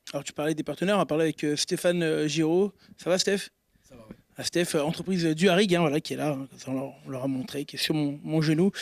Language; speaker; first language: French; native; French